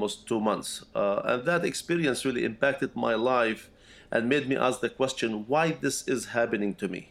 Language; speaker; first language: English; non-native, fluent; Arabic